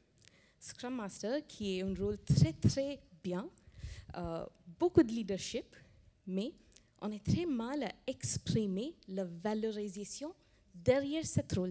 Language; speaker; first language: French; non-native, fluent; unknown